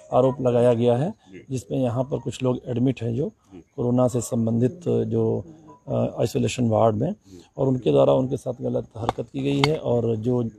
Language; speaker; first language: Hindi; native; Hindi